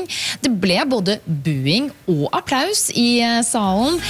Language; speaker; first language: Norwegian; native; Norwegian